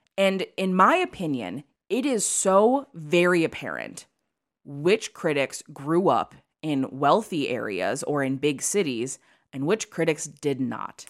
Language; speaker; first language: English; native; English